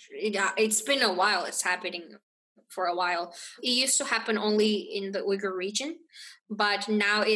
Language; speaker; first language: English; non-native, fluent; Chinese